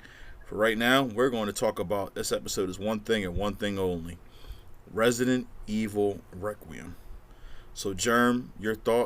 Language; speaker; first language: English; native; English